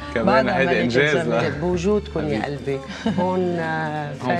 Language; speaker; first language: Arabic; native; Arabic